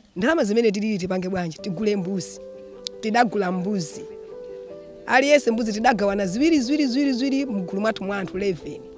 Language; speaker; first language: Nyanja; native; Nyanja